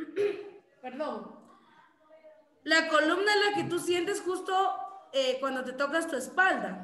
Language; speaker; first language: Spanish; native; Spanish